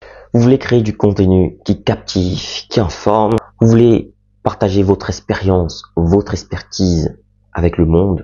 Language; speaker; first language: French; native; French